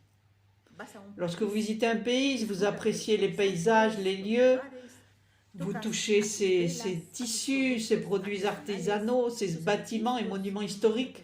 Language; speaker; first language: French; non-native, fluent; Arabic